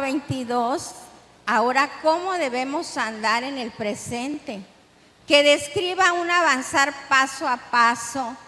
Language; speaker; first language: Spanish; native; Spanish